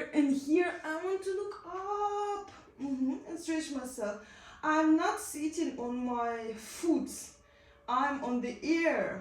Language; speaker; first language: English; non-native, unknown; Ukrainian